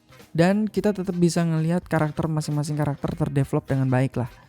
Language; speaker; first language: Indonesian; native; Indonesian